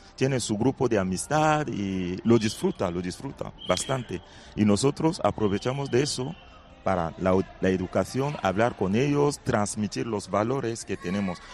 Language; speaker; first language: Spanish; non-native, fluent; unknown